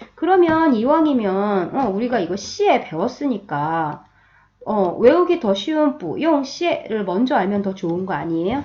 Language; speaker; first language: Korean; native; Korean